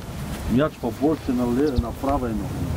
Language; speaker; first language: Russian; non-native, learner; Bulgarian